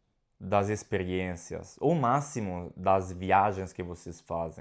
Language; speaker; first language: Portuguese; non-native, fluent; Italian